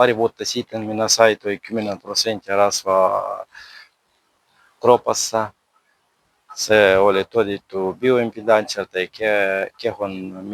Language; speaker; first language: Finnish; non-native, learner; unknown